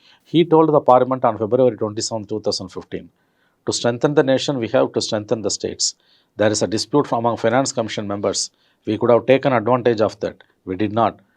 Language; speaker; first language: English; non-native, local second language; Tamil